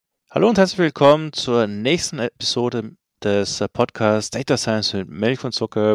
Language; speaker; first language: German; native; German